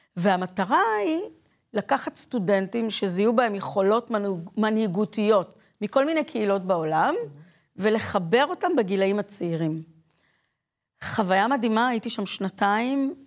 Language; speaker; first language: Hebrew; native; Hebrew